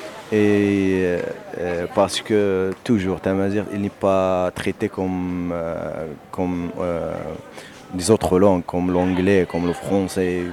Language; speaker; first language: French; non-native, local second language; Berber languages